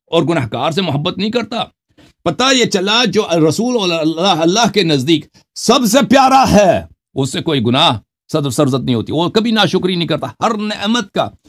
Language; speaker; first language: Urdu; non-native, local second language; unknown